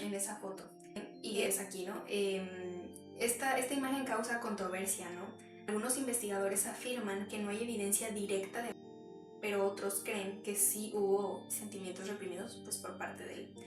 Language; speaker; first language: Spanish; native; Spanish